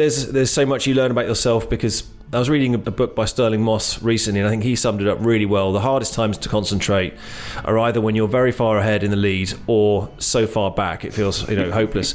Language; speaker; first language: English; native; English